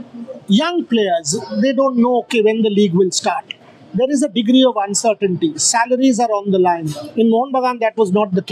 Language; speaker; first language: English; non-native, local second language; Bangla